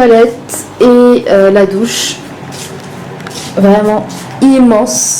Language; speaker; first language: French; non-native, local second language; Arabic